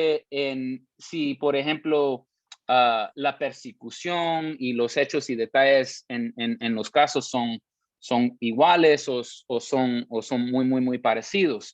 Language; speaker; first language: Spanish; early bilingual, heritage; Spanish